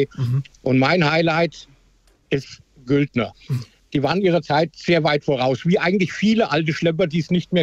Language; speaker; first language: German; native; German